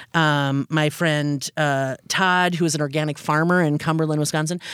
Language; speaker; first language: English; native; English